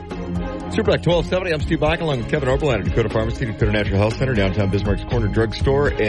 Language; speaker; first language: English; native; English